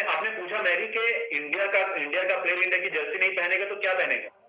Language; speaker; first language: Hindi; native; Hindi